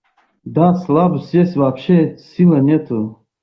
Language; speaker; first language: Russian; non-native, learner; Tajik